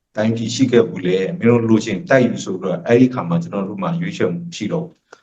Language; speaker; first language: Burmese; non-native, local second language; S'gaw Karen